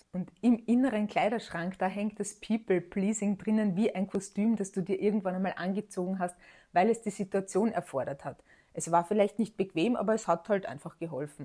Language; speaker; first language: German; native; German